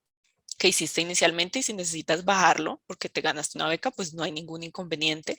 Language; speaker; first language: Spanish; native; Spanish